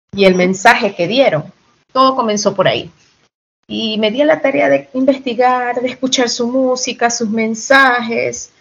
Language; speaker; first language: Spanish; early bilingual, heritage; Spanish